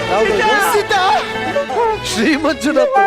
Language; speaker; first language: Kannada; native; Kannada